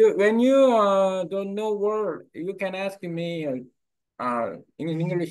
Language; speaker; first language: English; non-native, learner; Korean